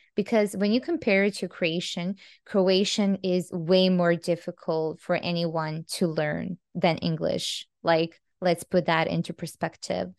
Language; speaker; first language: English; non-native, fluent; Croatian